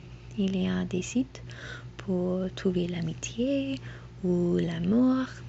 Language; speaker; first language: French; non-native, learner; English